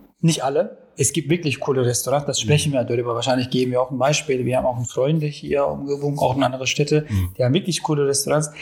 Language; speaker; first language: German; non-native, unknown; Turkish